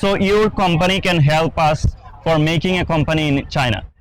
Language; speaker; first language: English; non-native, local second language; Bangla